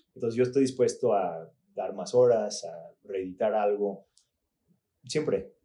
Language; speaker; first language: Spanish; early bilingual, other home language; English